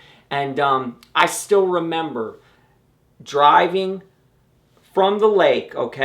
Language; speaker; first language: English; native; English